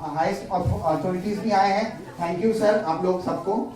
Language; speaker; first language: Hindi; non-native, local second language; Bangla